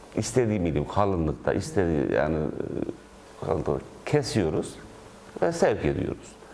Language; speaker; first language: Turkish; native; Turkish